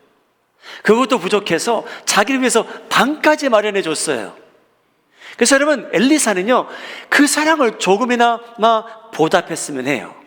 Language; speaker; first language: Korean; native; Korean